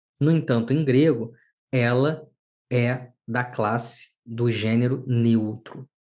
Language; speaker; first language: Portuguese; native; Portuguese